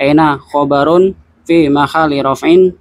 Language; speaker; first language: Arabic; non-native, learner; Indonesian